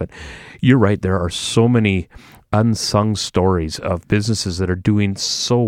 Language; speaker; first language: English; native; English